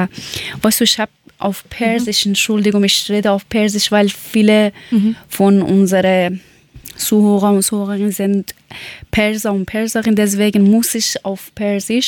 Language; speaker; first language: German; non-native, local second language; Persian